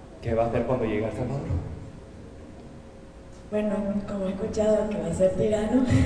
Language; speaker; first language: Spanish; native; Spanish